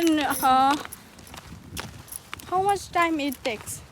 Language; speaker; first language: English; non-native, learner; Nepali